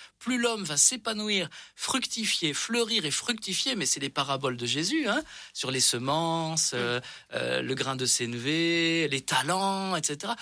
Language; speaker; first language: French; native; French